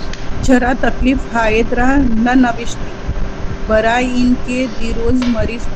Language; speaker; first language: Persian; non-native, learner; Urdu